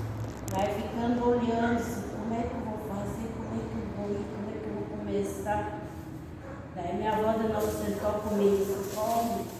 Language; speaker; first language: Portuguese; non-native, local second language; Guarani